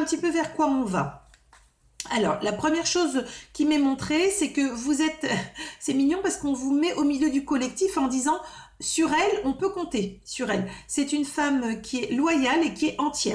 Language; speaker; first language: French; native; French